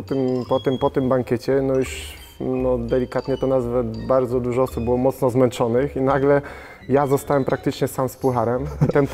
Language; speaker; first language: Polish; native; Polish